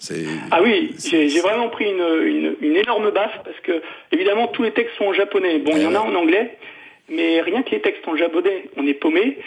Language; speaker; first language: French; native; French